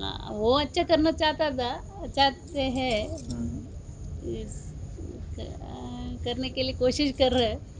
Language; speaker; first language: Hindi; non-native, local second language; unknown